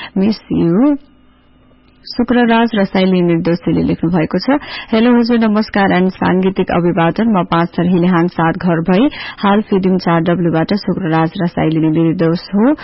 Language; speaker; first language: Nepali; native; Nepali